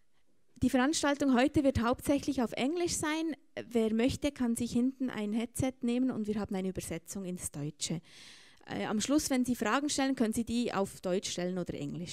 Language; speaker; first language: German; native; German